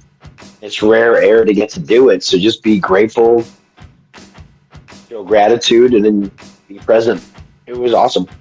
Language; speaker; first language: English; native; English